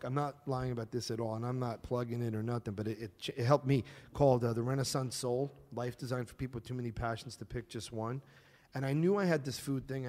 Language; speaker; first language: English; native; English